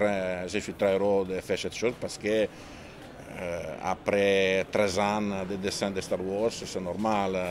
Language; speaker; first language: French; non-native, fluent; Italian